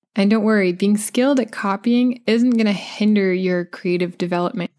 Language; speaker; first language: English; native; English